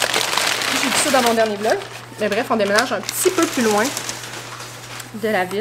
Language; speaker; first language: French; native; French